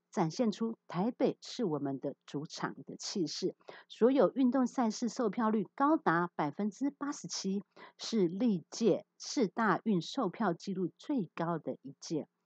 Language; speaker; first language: Chinese; native; Chinese